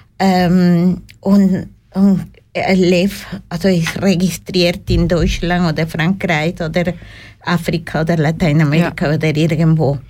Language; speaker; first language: German; non-native, learner; Spanish